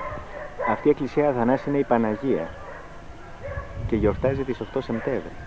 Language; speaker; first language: Greek; native; Greek